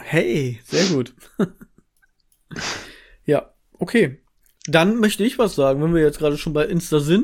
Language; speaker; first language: German; native; German